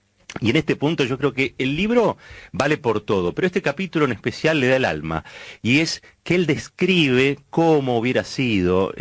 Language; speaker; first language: Spanish; native; Spanish